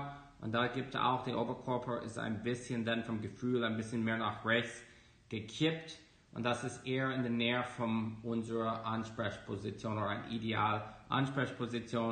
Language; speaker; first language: German; non-native, fluent; English